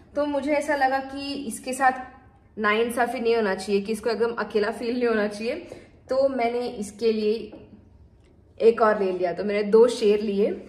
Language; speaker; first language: Hindi; non-native, local second language; Tulu